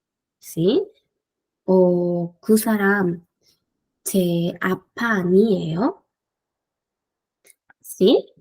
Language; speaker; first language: Korean; non-native, fluent; Spanish